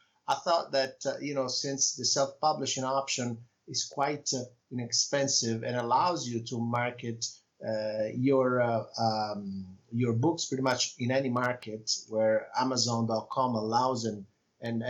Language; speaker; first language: English; non-native, fluent; Italian